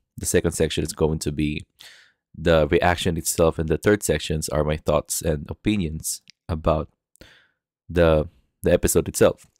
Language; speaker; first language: English; non-native, local second language; Filipino